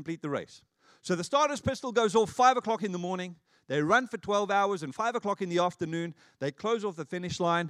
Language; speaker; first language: English; native; English